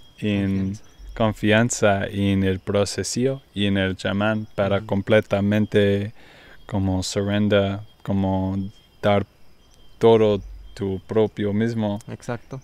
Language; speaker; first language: Spanish; non-native, learner; English